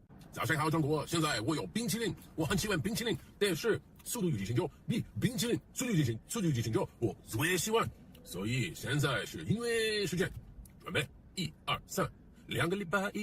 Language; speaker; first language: Chinese; non-native, learner; English